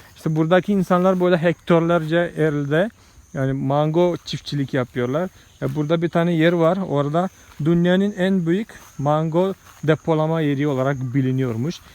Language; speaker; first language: Turkish; non-native, fluent; Malayalam